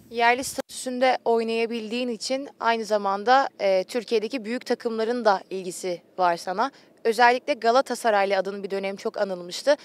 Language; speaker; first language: Turkish; native; Turkish